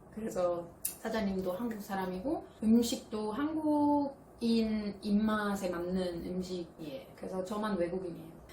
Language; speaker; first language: Korean; non-native, fluent; Italian